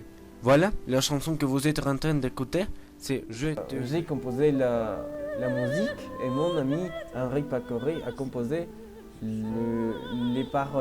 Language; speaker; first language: French; non-native, learner; Spanish